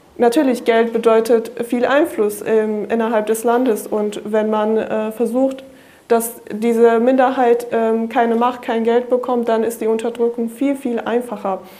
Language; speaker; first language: German; non-native, fluent; Kurdish